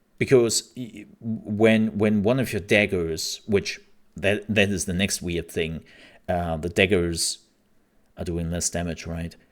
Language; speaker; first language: English; non-native, fluent; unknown